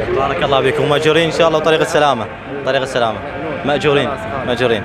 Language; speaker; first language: Arabic; native; Arabic